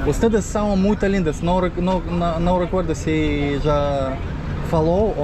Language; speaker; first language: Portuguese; non-native, learner; Russian